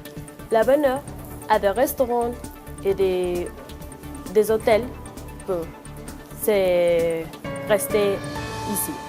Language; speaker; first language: French; non-native, learner; Spanish